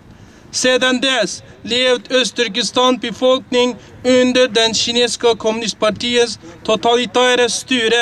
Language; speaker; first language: Swedish; non-native, fluent; Uyghur